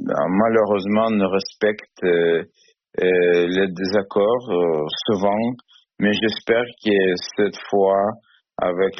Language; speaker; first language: French; non-native, learner; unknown